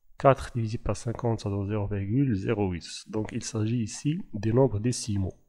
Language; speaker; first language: French; non-native, local second language; Arabic